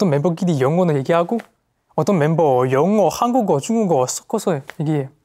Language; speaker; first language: Korean; non-native, fluent; Chinese